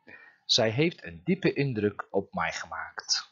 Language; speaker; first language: Dutch; non-native, fluent; Turkish